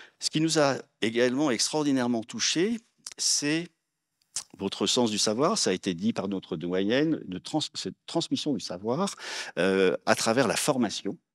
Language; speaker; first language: French; native; French